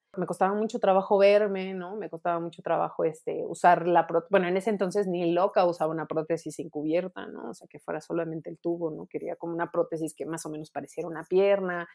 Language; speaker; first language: Spanish; native; Spanish